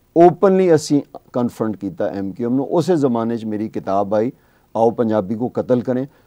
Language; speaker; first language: Punjabi; native; Punjabi